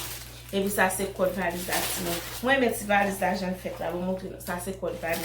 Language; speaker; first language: French; non-native, learner; Haitian Creole